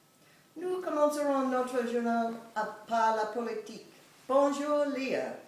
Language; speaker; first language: French; non-native, fluent; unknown